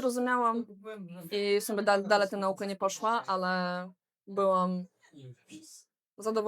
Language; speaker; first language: Polish; non-native, fluent; Belarusian